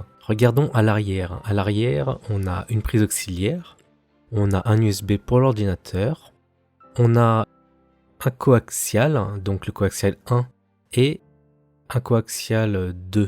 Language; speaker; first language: French; native; French